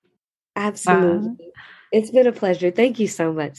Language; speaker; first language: English; native; English